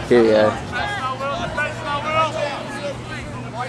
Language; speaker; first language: English; native; English